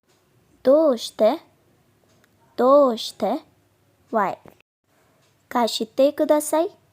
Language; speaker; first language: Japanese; non-native, fluent; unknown